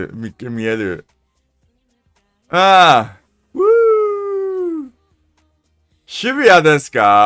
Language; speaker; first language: Japanese; non-native, learner; English